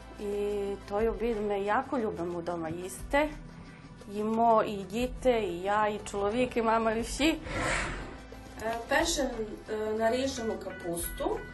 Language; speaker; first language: Ukrainian; early bilingual, heritage; Ukrainian